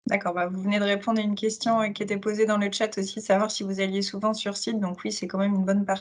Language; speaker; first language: French; native; French